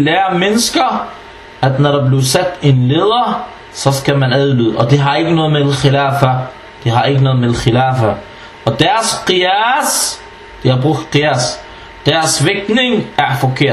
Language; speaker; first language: Danish; non-native, fluent; Arabic